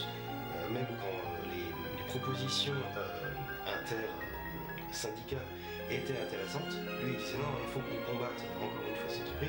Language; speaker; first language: French; native; French